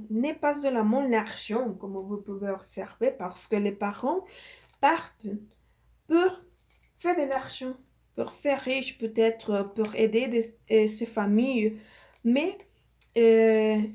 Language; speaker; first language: French; non-native, learner; Spanish